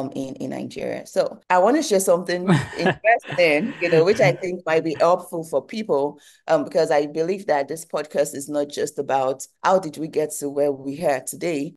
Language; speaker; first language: English; non-native, local second language; Yoruba